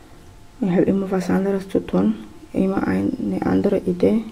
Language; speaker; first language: German; non-native, fluent; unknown